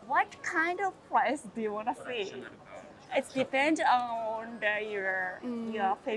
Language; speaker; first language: English; non-native, learner; Japanese